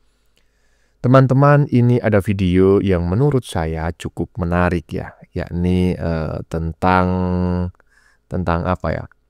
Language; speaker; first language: Indonesian; native; Indonesian